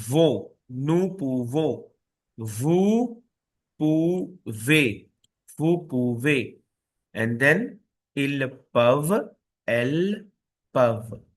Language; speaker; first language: French; non-native, fluent; Hindi